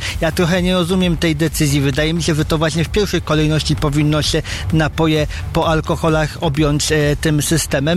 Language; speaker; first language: Polish; native; Polish